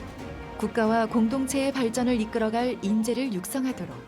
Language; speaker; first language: Korean; native; Korean